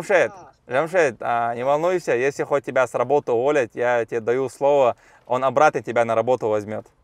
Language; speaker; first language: Russian; native; Russian